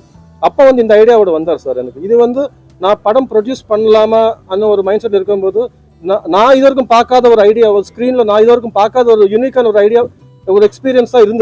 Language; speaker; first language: Tamil; non-native, local second language; Telugu